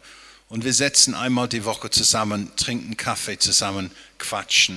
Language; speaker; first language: German; non-native, fluent; English